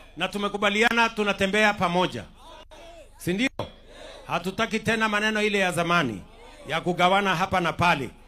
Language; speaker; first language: Swahili; non-native, local second language; Kalenjin